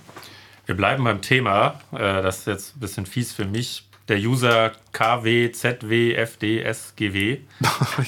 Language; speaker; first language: German; native; German